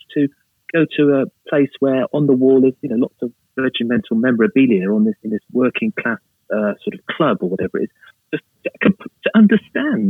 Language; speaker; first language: English; native; English